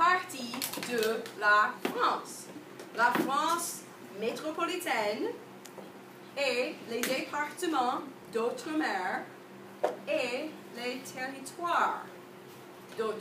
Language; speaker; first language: French; non-native, fluent; English